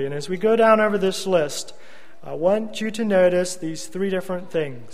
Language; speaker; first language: English; native; English